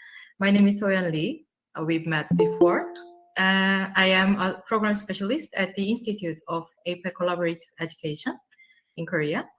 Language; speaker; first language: English; non-native, fluent; Korean